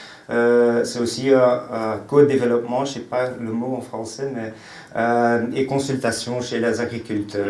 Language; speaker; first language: French; non-native, local second language; Dutch